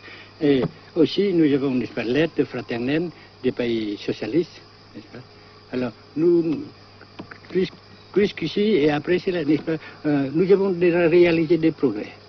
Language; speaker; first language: French; non-native, local second language; Vietnamese